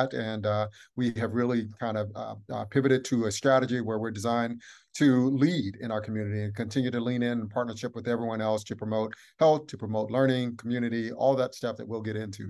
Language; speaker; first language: English; native; English